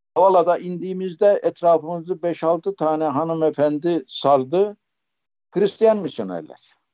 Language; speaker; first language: Turkish; native; Turkish